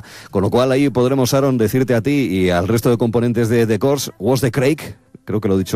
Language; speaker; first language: Spanish; native; Spanish